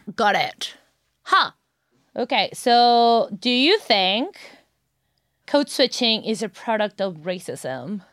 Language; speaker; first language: English; non-native, fluent; Spanish